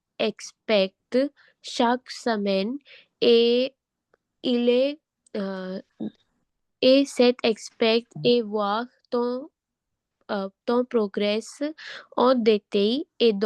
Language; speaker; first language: French; non-native, learner; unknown